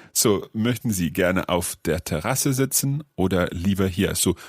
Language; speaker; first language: German; non-native, learner; English